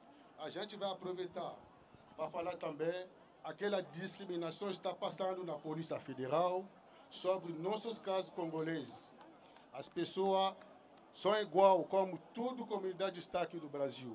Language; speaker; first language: Portuguese; non-native, learner; Lingala